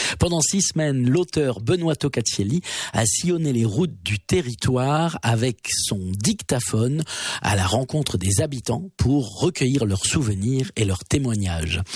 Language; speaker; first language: French; native; French